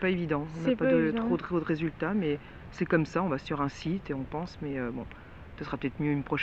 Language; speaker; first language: French; native; French